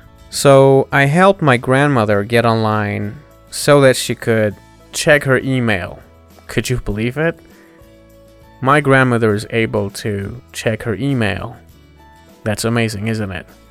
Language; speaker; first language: English; non-native, fluent; Persian